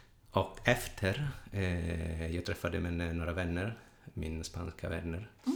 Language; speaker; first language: Swedish; non-native, learner; Italian